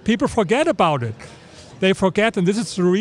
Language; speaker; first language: English; non-native, fluent; German